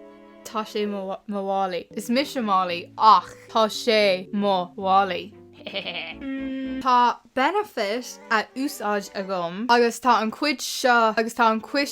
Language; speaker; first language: Irish; non-native, local second language; English